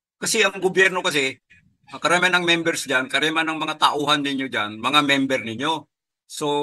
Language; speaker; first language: Filipino; native; Filipino